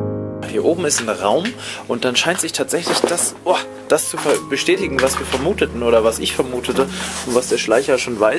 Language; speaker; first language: German; native; German